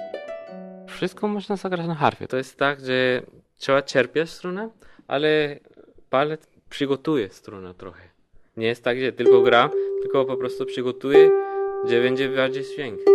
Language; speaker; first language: Polish; non-native, learner; Spanish